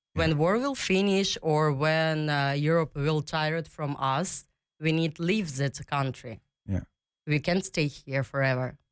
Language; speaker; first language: English; non-native, learner; Ukrainian